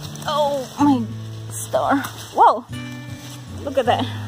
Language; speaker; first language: English; non-native, fluent; Indonesian